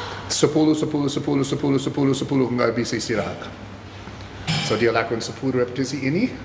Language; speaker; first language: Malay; non-native, fluent; English